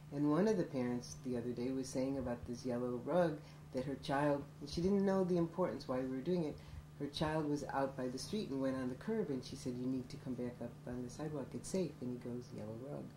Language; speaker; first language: English; native; English